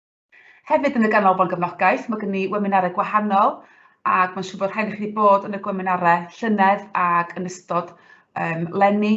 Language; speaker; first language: Welsh; native; Welsh